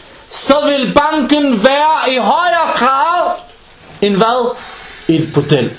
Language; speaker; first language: Danish; non-native, local second language; Arabic